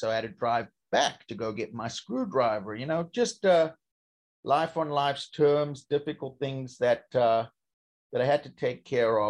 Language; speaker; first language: English; native; English